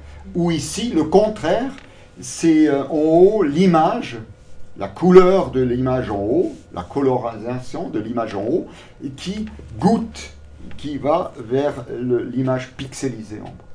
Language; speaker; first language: French; non-native, local second language; German